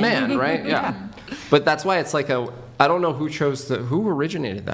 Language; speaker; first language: English; native; English